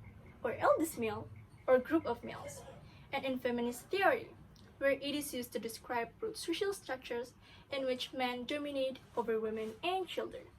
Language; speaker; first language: English; non-native, learner; Indonesian